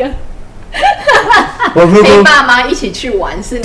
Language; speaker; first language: Chinese; native; Chinese